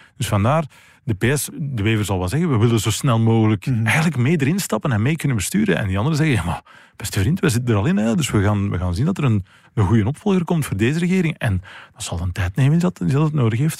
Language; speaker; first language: Dutch; native; Dutch